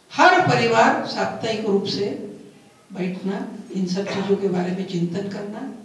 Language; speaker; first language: Hindi; non-native, local second language; Gujarati